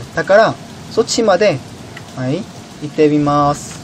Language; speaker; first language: Japanese; non-native, learner; Korean